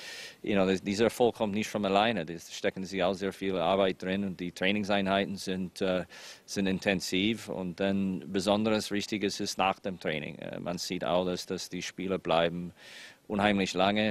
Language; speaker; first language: German; non-native, fluent; English